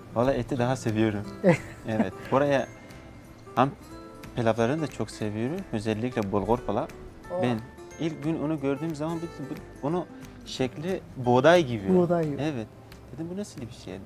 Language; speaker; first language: Turkish; non-native, fluent; Persian